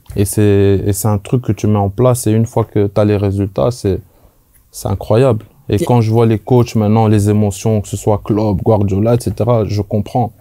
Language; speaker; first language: French; native; French